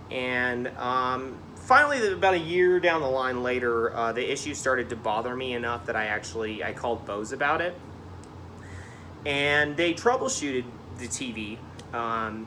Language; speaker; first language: English; native; English